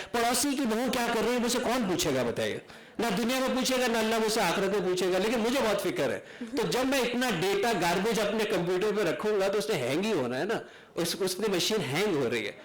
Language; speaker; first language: Urdu; native; Urdu